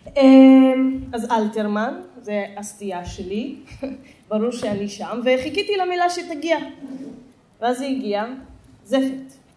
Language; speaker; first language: Hebrew; non-native, local second language; Arabic